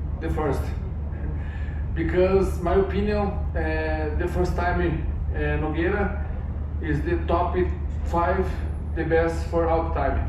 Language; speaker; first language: English; non-native, learner; Portuguese